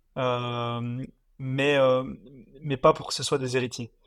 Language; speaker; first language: French; native; French